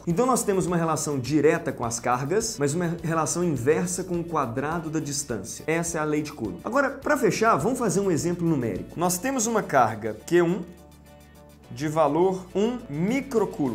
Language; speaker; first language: Portuguese; native; Portuguese